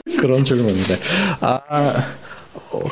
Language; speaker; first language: Korean; non-native, fluent; English